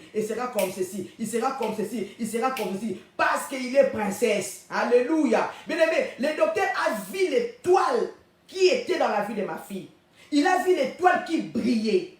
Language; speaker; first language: French; non-native, local second language; Lingala